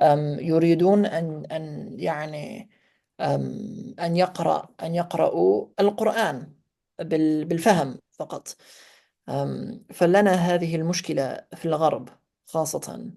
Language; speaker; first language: Arabic; non-native, fluent; English